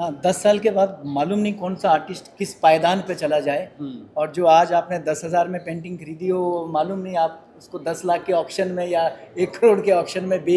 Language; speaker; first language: Hindi; native; Hindi